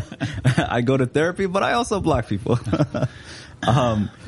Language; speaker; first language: English; early bilingual, other home language; Somali